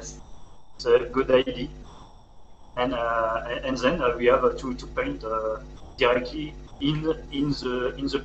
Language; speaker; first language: English; non-native, learner; French